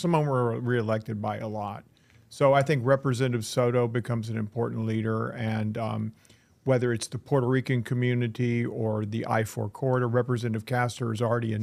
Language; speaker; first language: English; native; English